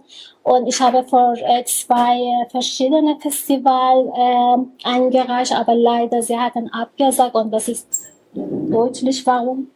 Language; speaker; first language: German; non-native, learner; Persian